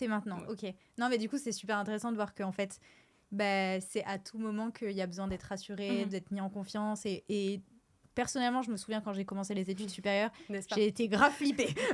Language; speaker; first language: French; native; French